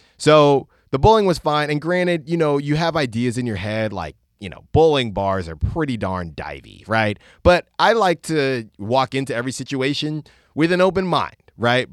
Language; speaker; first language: English; early bilingual, other home language; Spanish